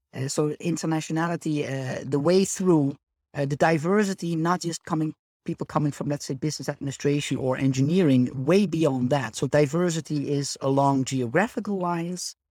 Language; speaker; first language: English; non-native, fluent; Dutch